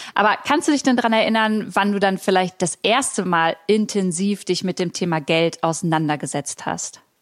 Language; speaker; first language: German; native; German